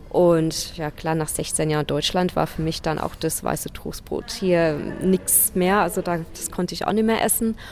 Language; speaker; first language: German; non-native, fluent; English